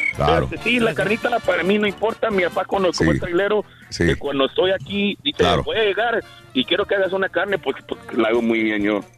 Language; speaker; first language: Spanish; early bilingual, heritage; Spanish